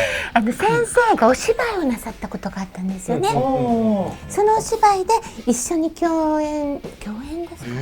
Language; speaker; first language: Japanese; native; Japanese